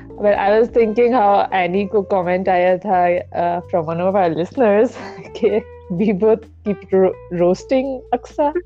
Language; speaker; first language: English; non-native, local second language; Urdu